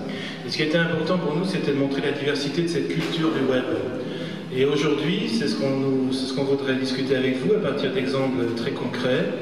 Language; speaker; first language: French; native; French